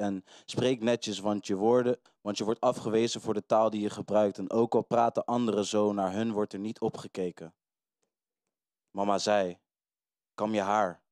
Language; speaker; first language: Dutch; native; Dutch